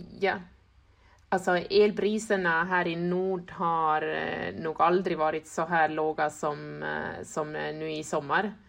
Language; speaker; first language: Swedish; non-native, fluent; Estonian